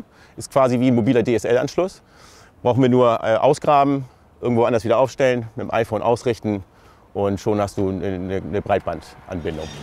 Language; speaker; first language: German; native; German